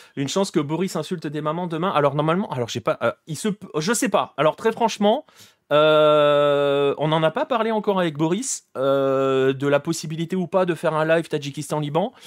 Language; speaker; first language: French; native; French